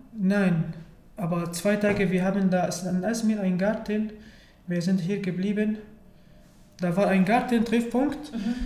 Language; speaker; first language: German; non-native, learner; Arabic